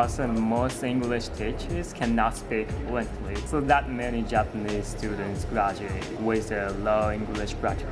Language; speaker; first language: English; non-native, fluent; Japanese